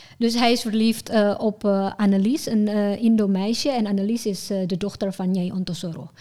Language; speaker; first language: Dutch; non-native, fluent; Indonesian